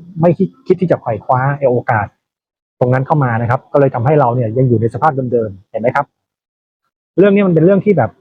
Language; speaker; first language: Thai; native; Thai